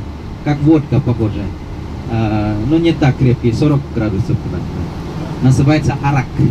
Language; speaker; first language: Russian; non-native, fluent; Balinese